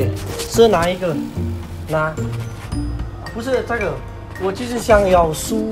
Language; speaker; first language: Chinese; non-native, fluent; Indonesian